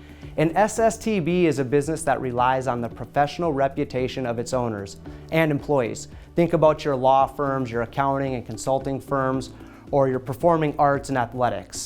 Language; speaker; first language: English; native; English